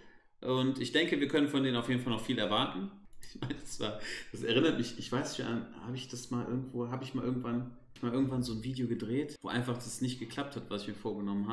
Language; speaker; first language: German; native; German